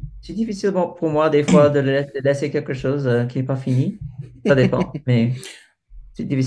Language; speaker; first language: French; non-native, fluent; English